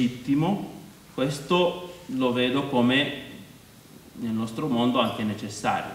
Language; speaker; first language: Italian; non-native, fluent; Maltese